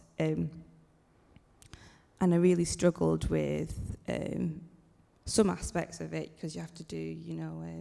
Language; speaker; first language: English; native; English